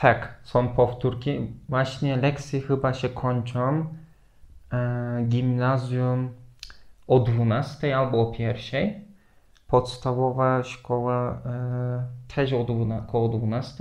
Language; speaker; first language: Polish; non-native, fluent; Turkish